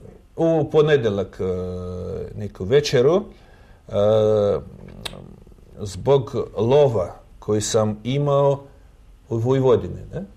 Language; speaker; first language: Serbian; non-native, learner; Russian